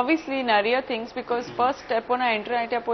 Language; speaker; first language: Tamil; non-native, fluent; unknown